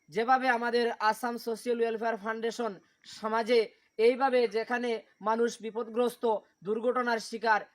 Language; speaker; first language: Bangla; native; Bangla